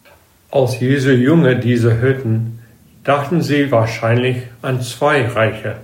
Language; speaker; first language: German; non-native, fluent; English